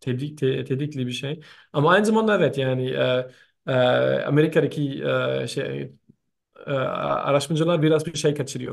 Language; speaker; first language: Turkish; non-native, learner; German